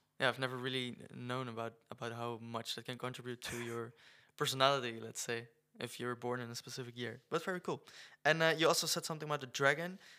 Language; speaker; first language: English; non-native, fluent; Dutch